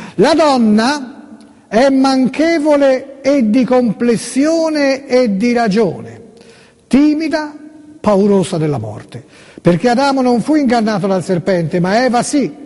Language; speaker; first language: Italian; native; Italian